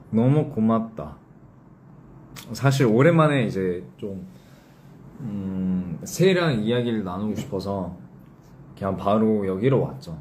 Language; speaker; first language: Korean; early bilingual, heritage; English